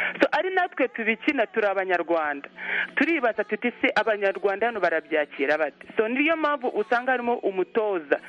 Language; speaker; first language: Kinyarwanda; early bilingual, heritage; Kinyarwanda